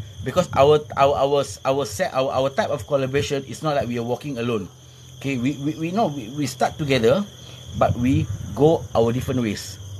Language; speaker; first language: English; non-native, local second language; Malay